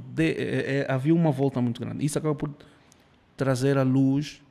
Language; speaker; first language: Portuguese; early bilingual, heritage; Spanish